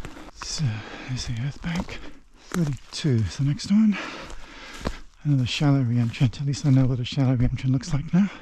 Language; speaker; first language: English; native; English